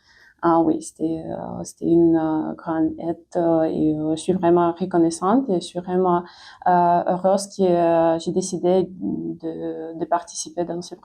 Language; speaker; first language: French; non-native, fluent; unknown